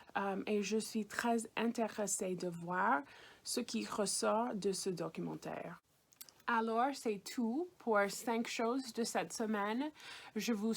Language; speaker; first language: French; non-native, fluent; English